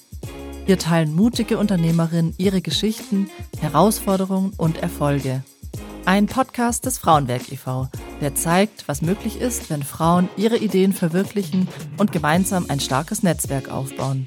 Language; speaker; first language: German; native; German